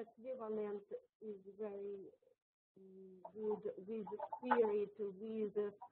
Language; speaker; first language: English; non-native, learner; Russian